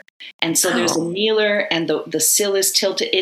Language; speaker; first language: English; native; English